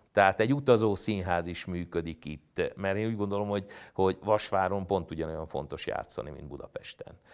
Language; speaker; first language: Hungarian; native; Hungarian